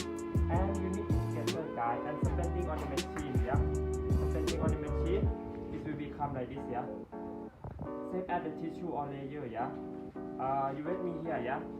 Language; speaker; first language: English; non-native, learner; Thai